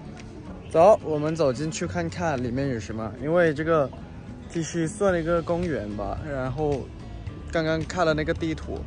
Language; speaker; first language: Chinese; non-native, fluent; Thai